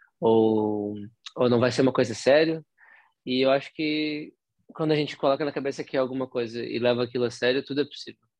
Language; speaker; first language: Portuguese; native; Portuguese